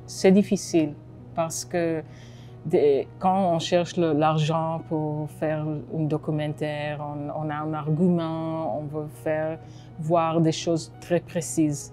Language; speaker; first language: French; non-native, fluent; Hebrew